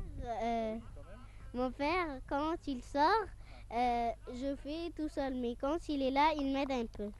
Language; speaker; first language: French; non-native, local second language; Arabic